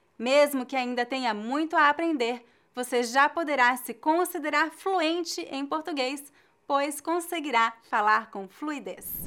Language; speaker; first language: Portuguese; native; Portuguese